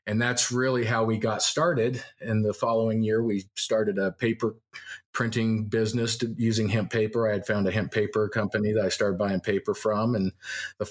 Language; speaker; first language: English; native; English